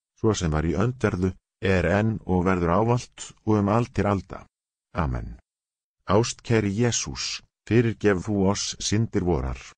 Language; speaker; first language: Icelandic; non-native, learner; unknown